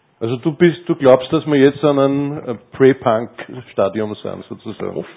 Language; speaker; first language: German; native; German